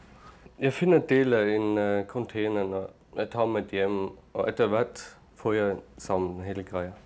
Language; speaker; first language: Norwegian; non-native, fluent; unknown